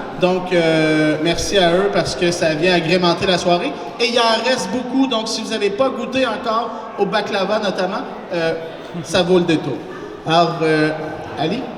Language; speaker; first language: French; native; French